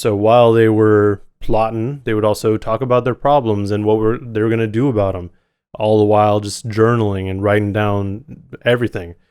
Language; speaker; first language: English; native; English